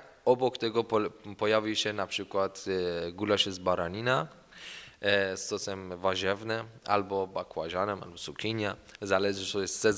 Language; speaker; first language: Polish; non-native, learner; Persian